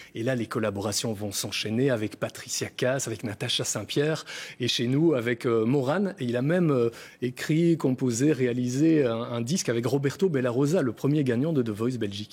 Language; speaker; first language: French; native; French